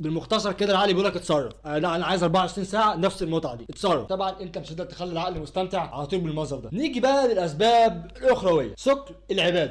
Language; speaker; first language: Arabic; native; Arabic